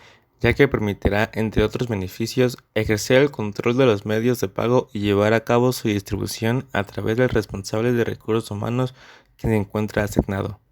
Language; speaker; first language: Spanish; native; Spanish